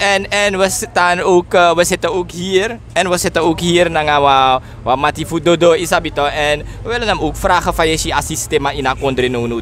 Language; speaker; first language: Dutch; non-native, local second language; Sranan Tongo